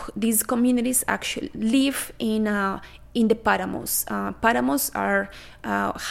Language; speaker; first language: English; non-native, fluent; Spanish